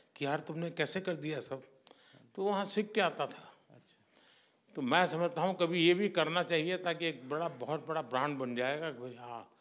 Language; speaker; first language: Hindi; non-native, local second language; Gujarati